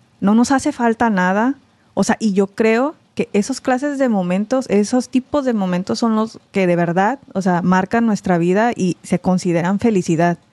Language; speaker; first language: Spanish; early bilingual, other home language; Korean